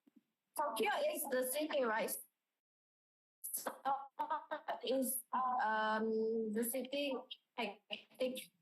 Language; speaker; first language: English; non-native, learner; Indonesian